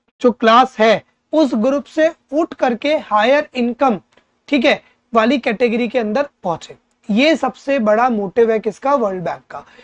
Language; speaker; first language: Hindi; native; Hindi